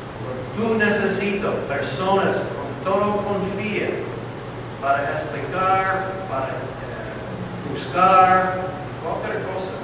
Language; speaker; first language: Spanish; non-native, learner; English